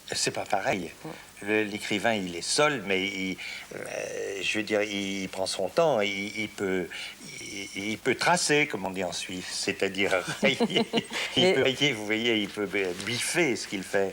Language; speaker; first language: French; native; French